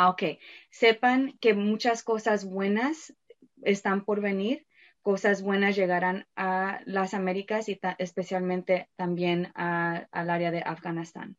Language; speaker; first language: Spanish; early bilingual, heritage; Spanish